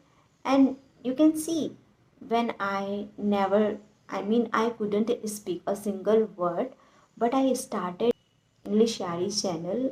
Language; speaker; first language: English; non-native, learner; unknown